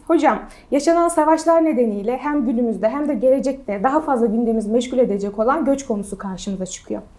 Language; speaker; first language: Turkish; native; Turkish